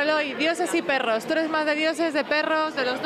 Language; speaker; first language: Spanish; native; Spanish